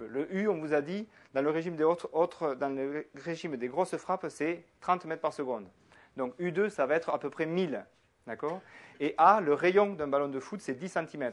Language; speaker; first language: French; native; French